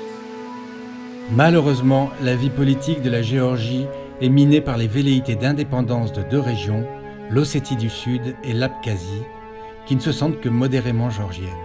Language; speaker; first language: French; native; French